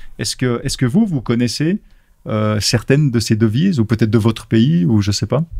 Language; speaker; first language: French; native; French